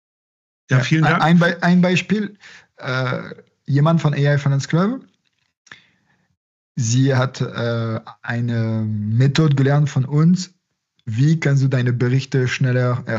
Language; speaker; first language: German; non-native, fluent; French